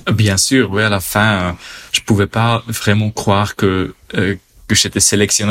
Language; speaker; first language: French; non-native, local second language; German